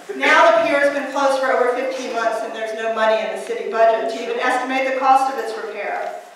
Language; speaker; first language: English; native; English